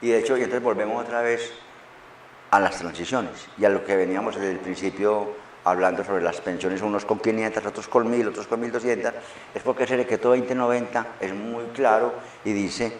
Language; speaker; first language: Spanish; native; Spanish